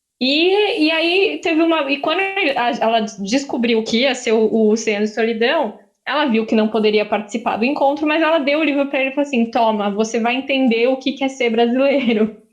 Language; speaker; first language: Portuguese; native; Portuguese